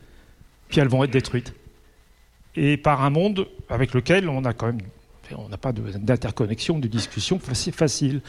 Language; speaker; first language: French; native; French